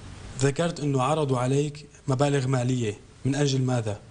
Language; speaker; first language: Arabic; native; Arabic